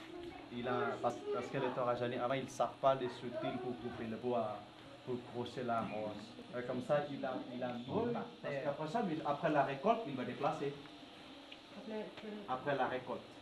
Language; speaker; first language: French; non-native, learner; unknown